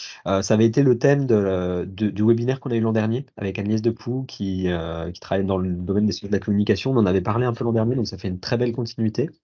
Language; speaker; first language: French; native; French